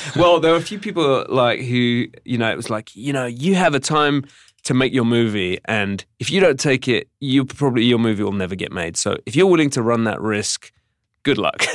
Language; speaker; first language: English; native; English